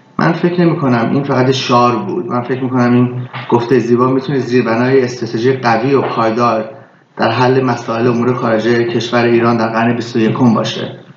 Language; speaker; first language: Persian; early bilingual, heritage; Persian